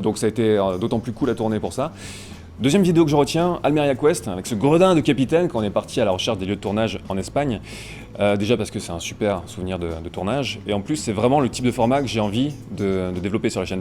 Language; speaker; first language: French; native; French